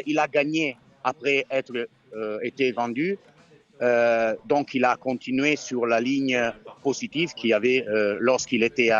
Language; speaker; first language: French; non-native, fluent; Italian